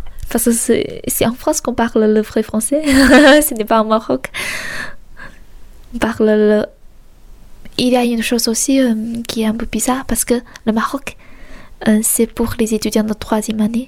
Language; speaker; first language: French; non-native, fluent; Chinese